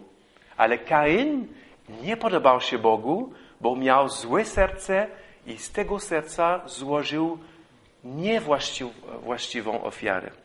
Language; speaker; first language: Polish; non-native, fluent; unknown